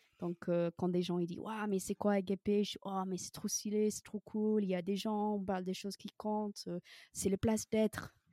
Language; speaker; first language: French; non-native, fluent; English